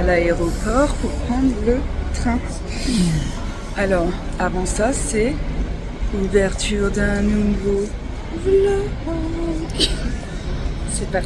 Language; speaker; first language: French; native; French